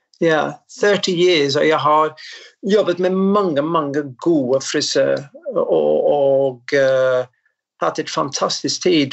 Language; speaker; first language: Norwegian; non-native, fluent; English